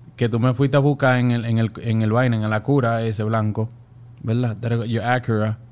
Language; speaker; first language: Spanish; native; Spanish